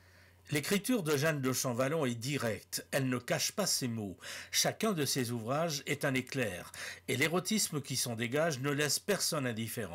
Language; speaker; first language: French; native; French